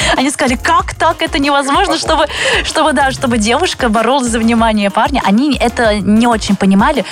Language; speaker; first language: Russian; early bilingual, other home language; Chinese